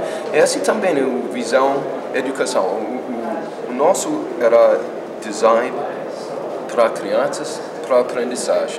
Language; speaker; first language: Portuguese; non-native, fluent; English